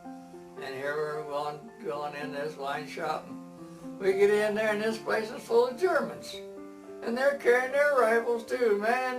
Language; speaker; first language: English; native; English